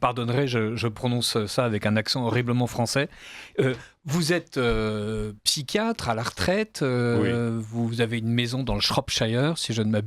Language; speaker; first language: French; native; French